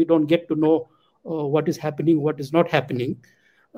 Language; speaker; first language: English; non-native, local second language; Ladakhi